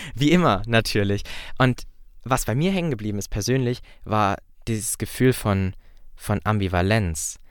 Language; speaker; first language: German; native; German